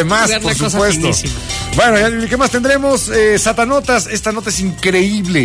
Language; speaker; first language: Spanish; native; Spanish